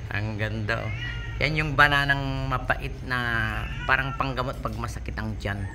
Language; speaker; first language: Filipino; non-native, local second language; Pangasinan